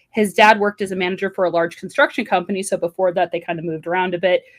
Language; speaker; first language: English; native; English